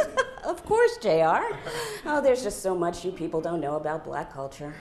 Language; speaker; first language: English; native; English